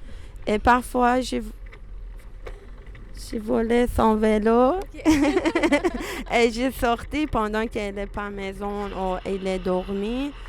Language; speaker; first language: French; non-native, learner; Persian